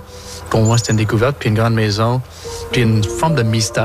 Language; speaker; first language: French; non-native, local second language; English